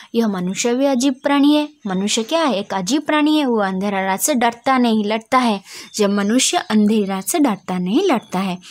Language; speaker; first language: Hindi; non-native, local second language; Odia